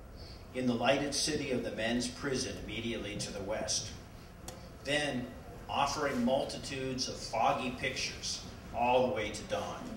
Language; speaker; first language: English; native; English